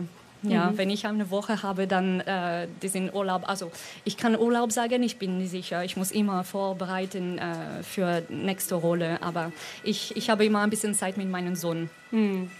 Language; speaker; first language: German; non-native, fluent; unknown